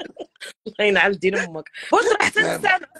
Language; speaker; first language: Arabic; native; Arabic